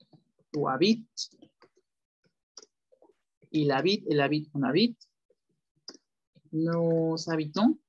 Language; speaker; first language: French; non-native, fluent; Spanish